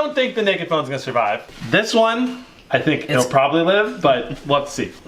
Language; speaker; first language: English; native; English